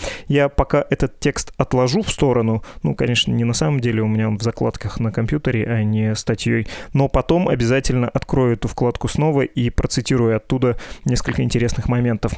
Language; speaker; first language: Russian; native; Russian